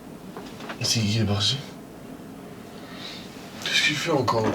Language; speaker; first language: French; native; French